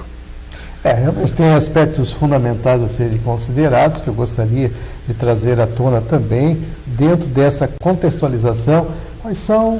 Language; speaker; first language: Portuguese; native; Portuguese